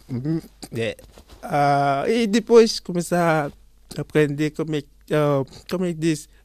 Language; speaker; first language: Portuguese; non-native, learner; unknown